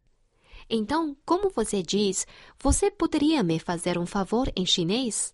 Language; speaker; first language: Portuguese; non-native, fluent; Chinese